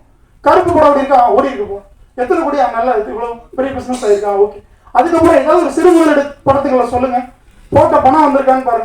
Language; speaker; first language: Tamil; native; Tamil